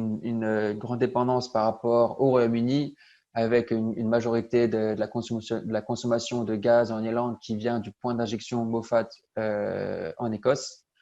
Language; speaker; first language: French; native; French